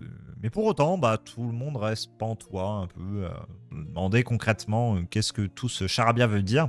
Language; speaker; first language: French; native; French